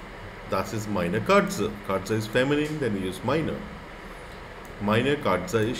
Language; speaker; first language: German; non-native, fluent; Hindi